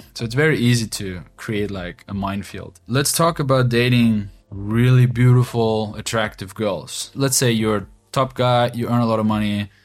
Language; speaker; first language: English; non-native, fluent; German